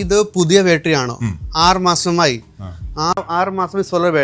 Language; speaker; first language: Malayalam; non-native, learner; Hindi